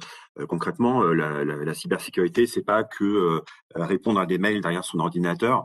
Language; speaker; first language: French; native; French